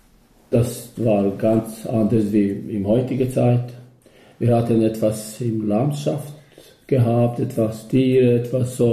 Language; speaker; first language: German; non-native, learner; Albanian